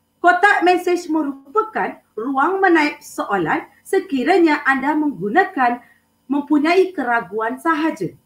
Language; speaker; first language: Malay; non-native, local second language; Tamil